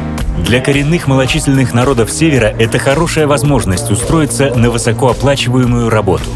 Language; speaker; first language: Russian; native; Russian